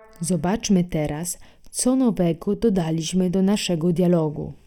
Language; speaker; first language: Polish; non-native, fluent; Italian